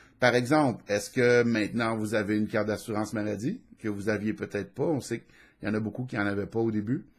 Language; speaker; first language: French; native; French